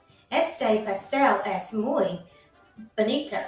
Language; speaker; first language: Spanish; non-native, learner; English